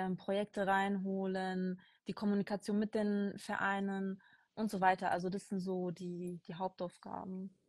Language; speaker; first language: German; early bilingual, other home language; Kurdish